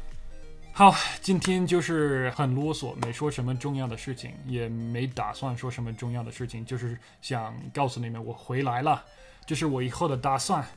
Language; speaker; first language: Chinese; non-native, fluent; English